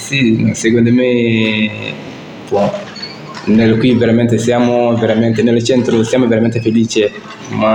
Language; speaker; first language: Italian; non-native, learner; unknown